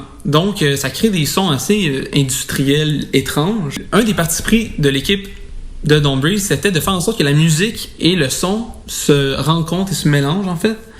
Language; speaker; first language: French; native; French